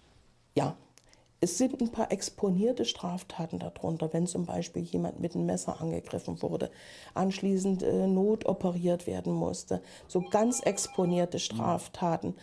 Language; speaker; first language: German; native; German